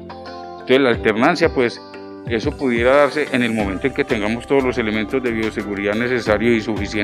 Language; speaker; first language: Spanish; native; Spanish